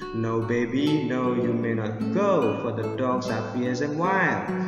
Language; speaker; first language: English; non-native, fluent; Indonesian